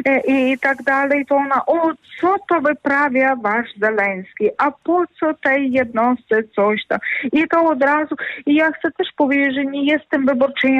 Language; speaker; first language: Polish; non-native, fluent; Ukrainian